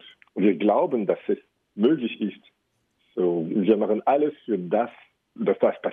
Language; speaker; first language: German; non-native, fluent; French